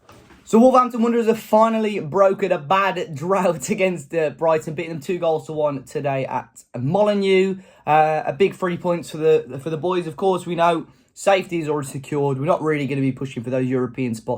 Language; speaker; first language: English; native; English